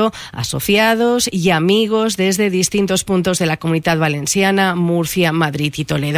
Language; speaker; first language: Spanish; native; Spanish